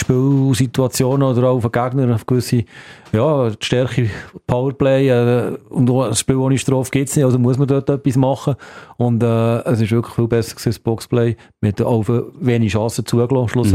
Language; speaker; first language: German; native; German